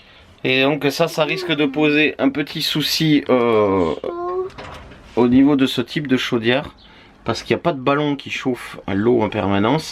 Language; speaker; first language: French; native; French